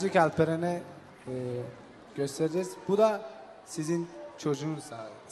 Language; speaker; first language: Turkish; non-native, fluent; Tajik